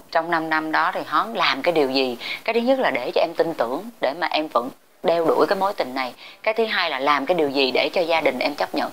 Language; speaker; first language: Vietnamese; native; Vietnamese